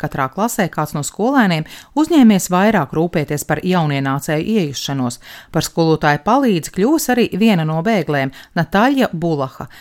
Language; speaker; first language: Latvian; native; Latvian